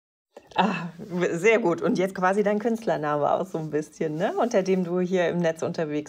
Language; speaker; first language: German; native; German